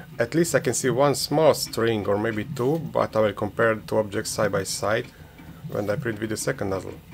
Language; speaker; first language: English; non-native, fluent; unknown